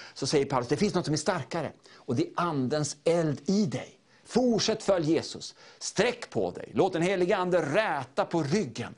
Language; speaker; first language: Swedish; native; Swedish